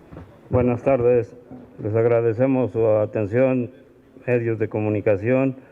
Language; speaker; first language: Spanish; native; Spanish